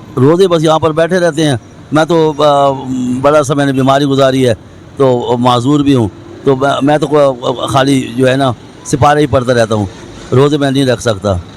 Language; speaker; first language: Urdu; non-native, local second language; Pashto